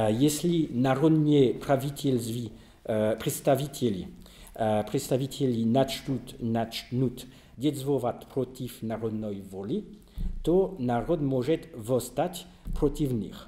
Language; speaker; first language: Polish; non-native, learner; French